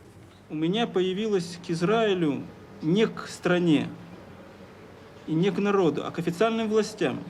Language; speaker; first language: Russian; native; Russian